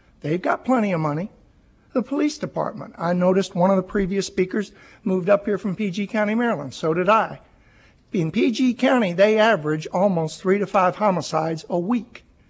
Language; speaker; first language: English; native; English